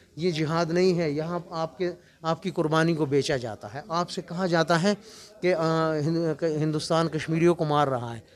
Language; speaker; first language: Urdu; non-native, local second language; Kashmiri